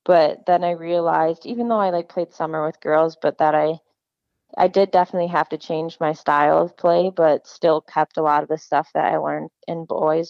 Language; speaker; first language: English; native; English